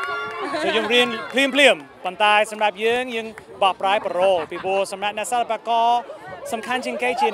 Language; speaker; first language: Khmer; early bilingual, heritage; Khmer